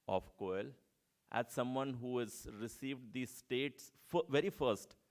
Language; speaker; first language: English; non-native, local second language; Marathi